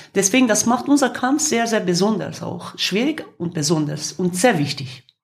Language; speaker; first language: German; non-native, fluent; Kurdish